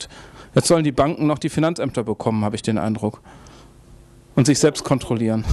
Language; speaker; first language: German; native; German